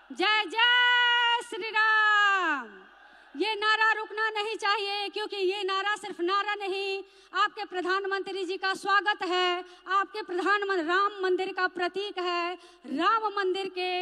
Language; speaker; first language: Hindi; native; Hindi